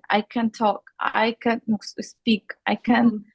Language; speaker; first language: English; non-native, learner; Russian